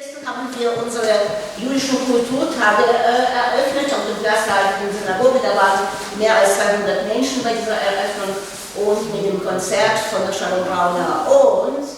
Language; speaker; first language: German; non-native, fluent; Russian